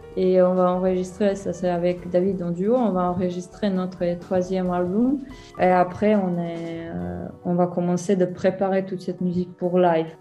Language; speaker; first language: French; non-native, learner; Croatian